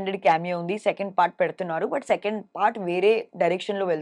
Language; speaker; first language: Telugu; non-native, learner; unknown